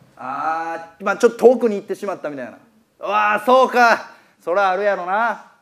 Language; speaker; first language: Japanese; native; Japanese